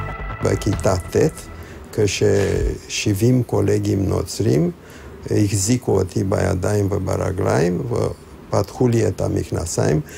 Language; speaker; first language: Hebrew; non-native, fluent; Romanian